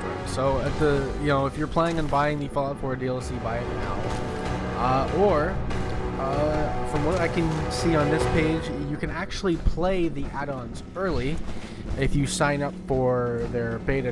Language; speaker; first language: English; native; English